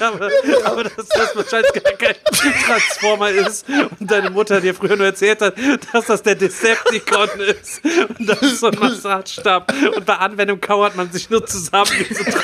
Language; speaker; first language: German; native; German